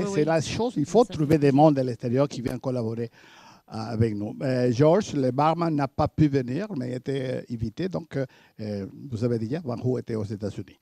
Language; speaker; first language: French; native; French